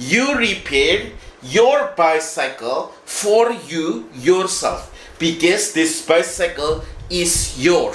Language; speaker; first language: English; non-native, fluent; Indonesian